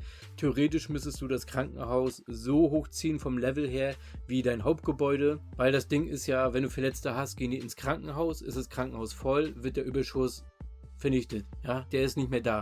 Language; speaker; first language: German; native; German